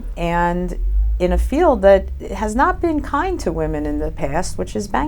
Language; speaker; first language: English; native; English